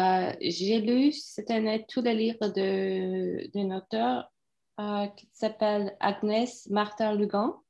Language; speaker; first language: French; non-native, fluent; Turkish